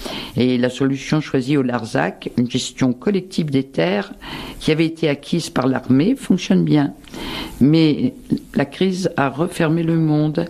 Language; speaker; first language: French; native; French